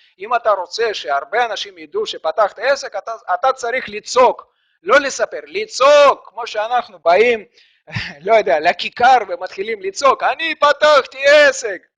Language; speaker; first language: Hebrew; non-native, fluent; Russian